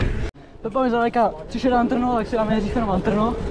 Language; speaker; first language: Czech; native; Czech